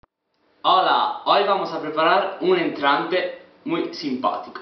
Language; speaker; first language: Spanish; non-native, learner; Italian